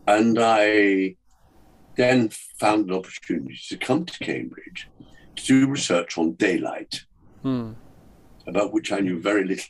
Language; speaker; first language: English; native; English